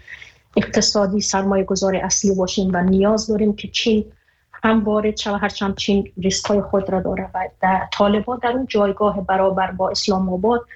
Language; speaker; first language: Persian; native; Persian